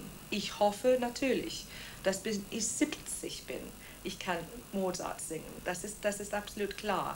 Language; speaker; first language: German; non-native, fluent; Welsh